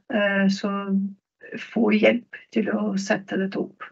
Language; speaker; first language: Norwegian; non-native, fluent; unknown